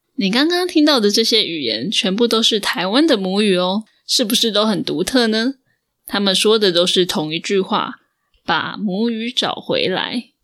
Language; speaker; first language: Chinese; native; Chinese